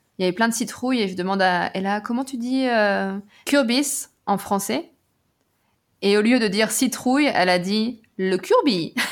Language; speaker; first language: French; native; French